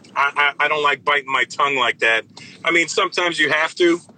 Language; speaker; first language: English; native; English